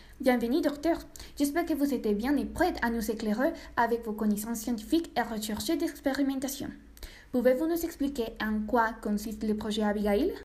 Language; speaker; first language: French; non-native, learner; Spanish